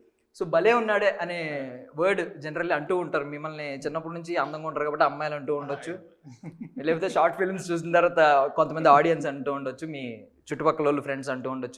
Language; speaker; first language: Telugu; native; Telugu